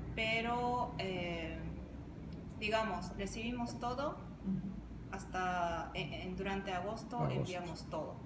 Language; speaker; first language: Spanish; non-native, fluent; Japanese